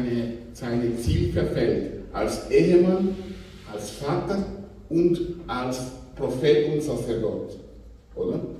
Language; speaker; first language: German; non-native, fluent; Portuguese